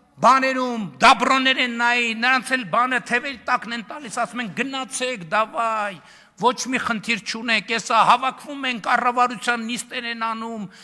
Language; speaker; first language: Armenian; native; Armenian